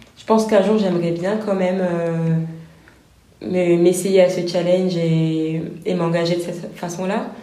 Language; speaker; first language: French; native; French